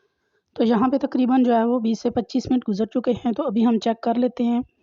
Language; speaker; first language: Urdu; non-native, local second language; Pahari-Potwari